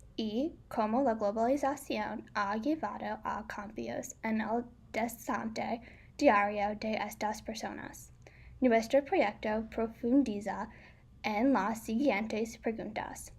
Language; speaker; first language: Spanish; non-native, learner; English